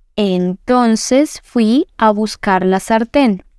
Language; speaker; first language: Spanish; native; Spanish